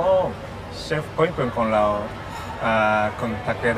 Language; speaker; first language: Thai; non-native, learner; Japanese